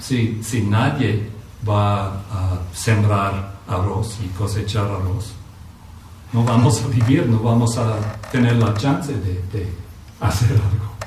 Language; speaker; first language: Spanish; non-native, fluent; English